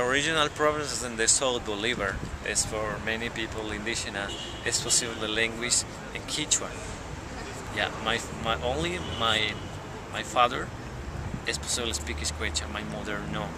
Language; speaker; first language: English; non-native, learner; Spanish